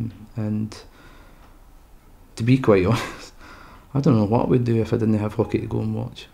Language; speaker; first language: English; native; English